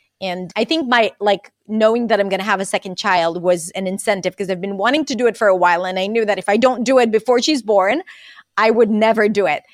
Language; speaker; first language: English; non-native, fluent; Hebrew